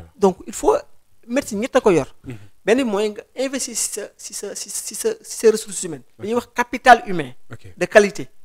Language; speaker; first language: Wolof; non-native, local second language; Jola-Fonyi